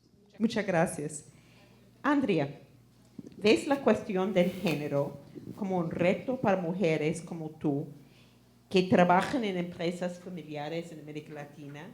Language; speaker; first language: Spanish; non-native, fluent; English